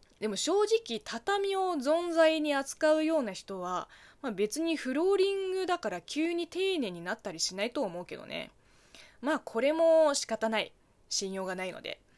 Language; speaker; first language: Japanese; non-native, fluent; Chinese